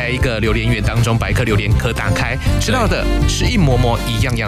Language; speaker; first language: Chinese; native; Chinese